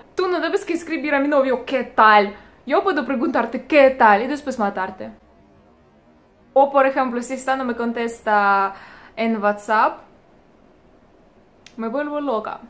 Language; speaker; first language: Spanish; non-native, learner; Russian